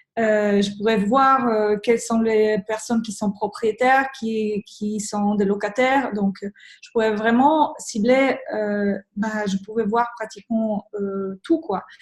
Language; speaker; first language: French; non-native, fluent; Polish